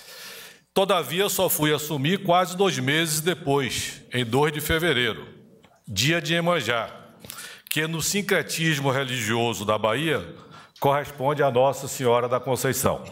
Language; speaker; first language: Portuguese; native; Portuguese